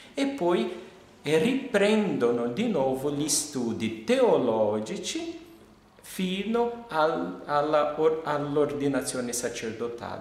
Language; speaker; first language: Italian; non-native, fluent; Portuguese